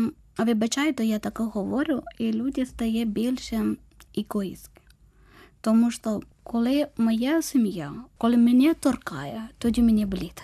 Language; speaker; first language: Ukrainian; non-native, learner; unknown